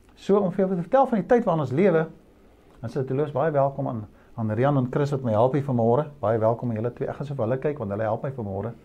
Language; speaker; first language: Afrikaans; native; Afrikaans